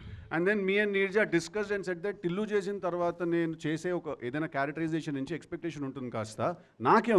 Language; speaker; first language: Telugu; native; Telugu